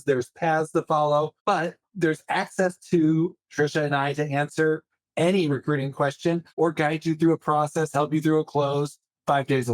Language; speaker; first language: English; native; English